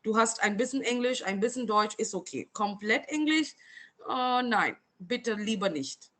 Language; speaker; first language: German; non-native, fluent; Marathi